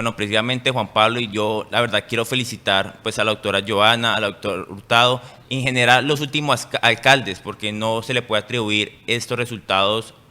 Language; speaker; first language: Spanish; native; Spanish